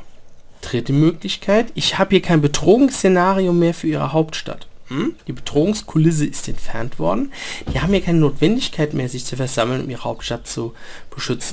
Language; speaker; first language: German; native; German